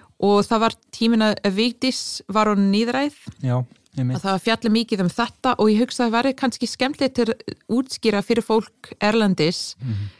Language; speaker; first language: Icelandic; non-native, fluent; English